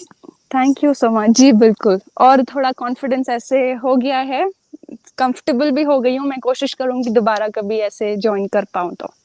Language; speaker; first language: Hindi; native; Hindi